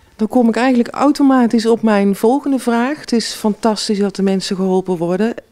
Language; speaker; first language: Dutch; native; Dutch